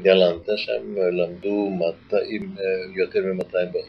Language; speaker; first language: Hebrew; non-native, fluent; Yiddish